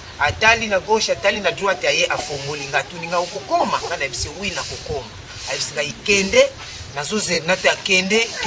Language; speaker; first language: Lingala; non-native, local second language; Kongo